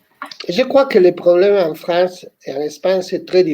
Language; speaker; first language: French; non-native, fluent; Spanish